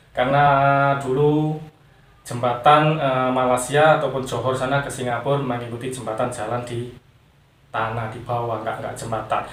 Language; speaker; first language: Indonesian; non-native, local second language; Javanese